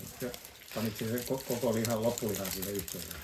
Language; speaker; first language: Finnish; native; Finnish